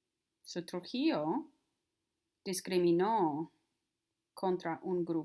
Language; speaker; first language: Spanish; non-native, fluent; English